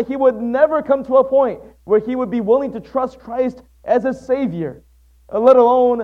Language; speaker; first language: English; native; English